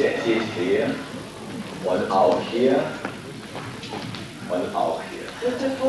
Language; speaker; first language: German; non-native, learner; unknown